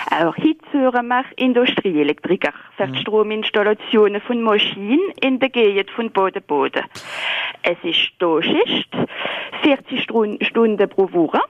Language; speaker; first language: German; non-native, local second language; French